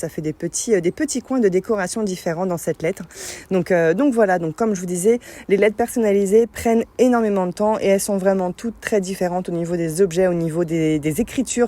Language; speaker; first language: French; native; French